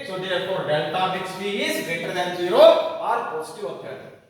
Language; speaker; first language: English; non-native, local second language; Kannada